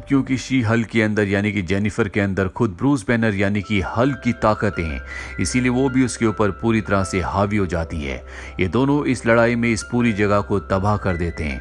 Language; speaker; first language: Hindi; native; Hindi